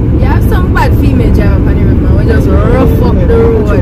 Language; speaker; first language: English; native; English